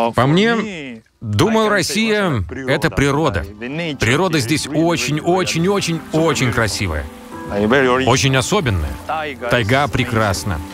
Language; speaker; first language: Russian; non-native, fluent; Spanish